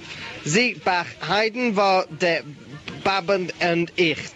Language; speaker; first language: German; non-native, learner; English